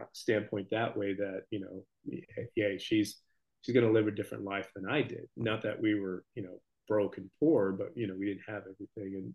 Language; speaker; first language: English; native; English